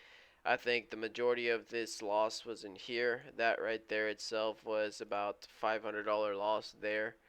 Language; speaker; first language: English; native; English